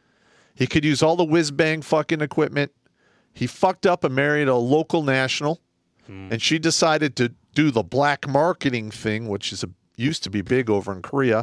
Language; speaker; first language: English; native; English